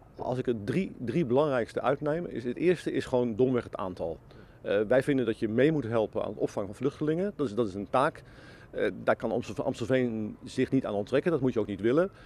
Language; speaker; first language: Dutch; native; Dutch